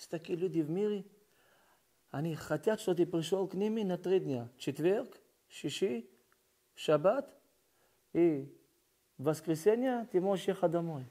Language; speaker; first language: Russian; early bilingual, heritage; Russian